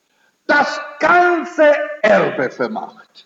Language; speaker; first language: German; early bilingual, heritage; German